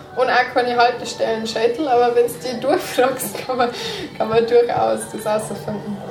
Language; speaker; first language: German; native; German